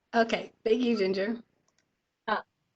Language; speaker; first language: English; native; English